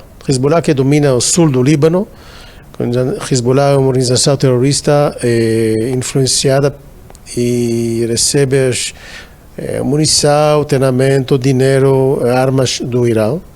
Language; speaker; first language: Portuguese; non-native, fluent; Hebrew